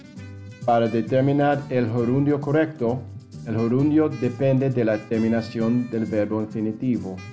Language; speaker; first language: Spanish; non-native, fluent; English